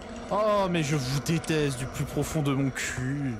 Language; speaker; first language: French; native; French